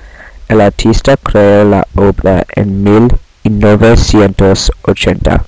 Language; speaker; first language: Spanish; non-native, learner; English